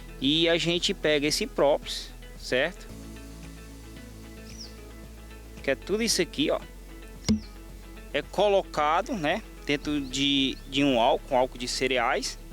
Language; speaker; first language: Portuguese; native; Portuguese